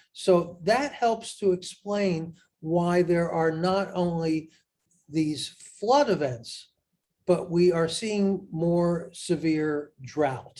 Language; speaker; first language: English; native; English